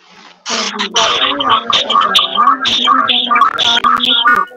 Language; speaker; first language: Indonesian; non-native, learner; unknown